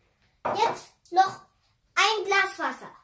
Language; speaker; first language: German; non-native, fluent; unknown